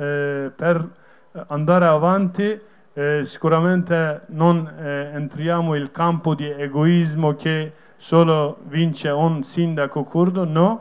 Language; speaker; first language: Italian; non-native, learner; Kurdish